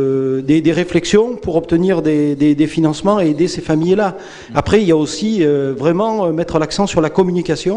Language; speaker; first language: French; native; French